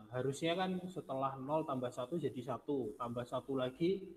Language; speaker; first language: Indonesian; non-native, local second language; Javanese